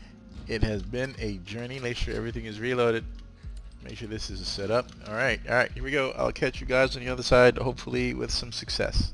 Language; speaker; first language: English; native; English